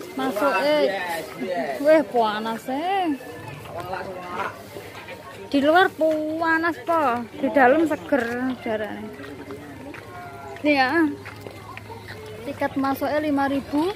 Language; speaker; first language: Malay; non-native, local second language; Javanese